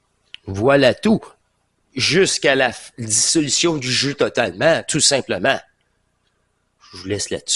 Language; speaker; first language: French; native; French